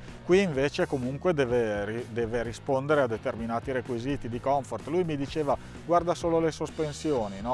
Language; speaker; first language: Italian; native; Italian